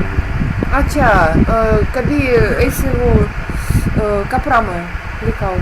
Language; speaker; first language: Hindi; non-native, fluent; Russian